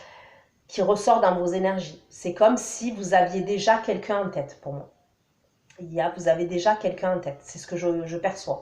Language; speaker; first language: French; native; French